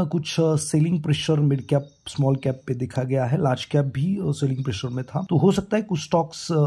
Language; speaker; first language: Hindi; non-native, local second language; Marathi